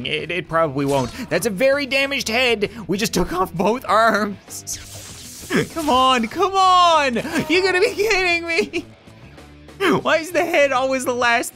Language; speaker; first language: English; native; English